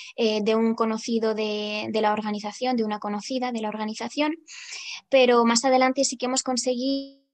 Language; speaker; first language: Spanish; non-native, fluent; Ukrainian